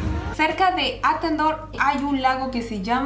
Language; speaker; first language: Spanish; native; Spanish